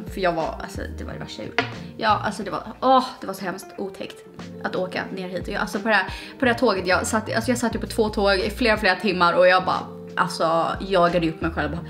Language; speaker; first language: Swedish; native; Swedish